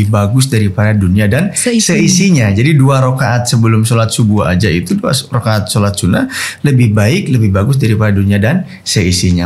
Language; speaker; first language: Indonesian; native; Indonesian